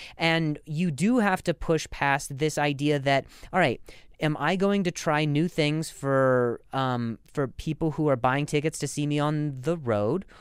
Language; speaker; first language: English; native; English